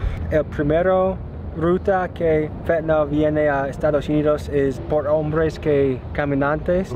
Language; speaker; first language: Spanish; non-native, learner; English